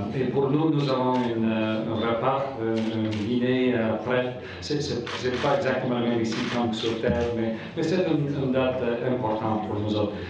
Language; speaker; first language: French; non-native, fluent; English